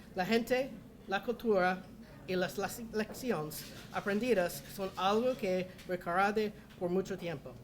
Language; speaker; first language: Spanish; non-native, learner; English